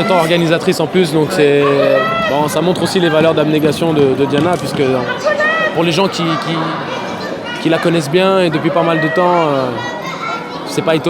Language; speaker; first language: French; native; French